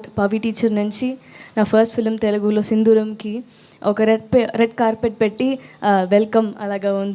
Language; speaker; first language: Telugu; non-native, learner; Tamil